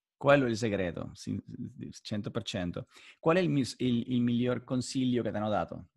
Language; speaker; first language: Italian; non-native, fluent; Spanish